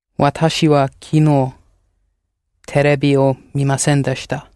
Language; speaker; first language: Japanese; non-native, learner; English